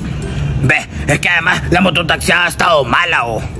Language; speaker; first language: Spanish; native; Spanish